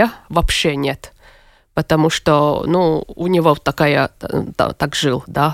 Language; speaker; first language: Russian; non-native, local second language; Latvian